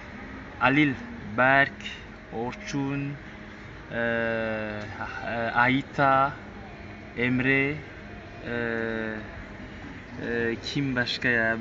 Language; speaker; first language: Turkish; non-native, learner; French